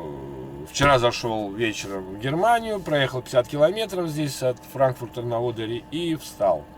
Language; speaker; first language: Russian; native; Russian